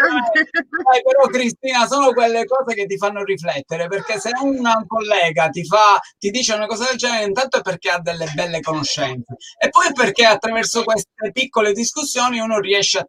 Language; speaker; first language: Italian; native; Italian